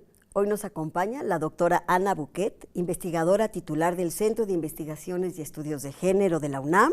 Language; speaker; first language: Spanish; native; Spanish